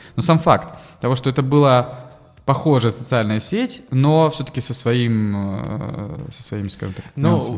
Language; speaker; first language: Russian; native; Russian